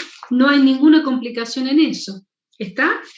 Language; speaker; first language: Spanish; native; Spanish